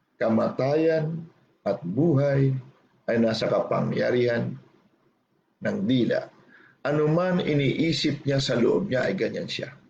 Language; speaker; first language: Filipino; non-native, local second language; Hiligaynon